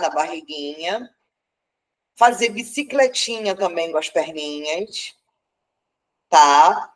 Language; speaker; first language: Portuguese; native; Portuguese